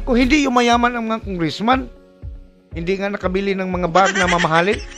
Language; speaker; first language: Filipino; non-native, local second language; Cebuano